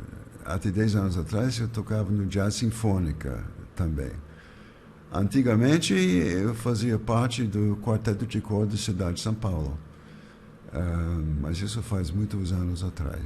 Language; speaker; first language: Portuguese; non-native, fluent; English